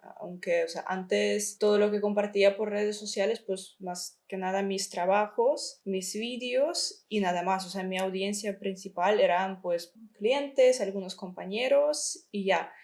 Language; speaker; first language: Spanish; non-native, fluent; Ukrainian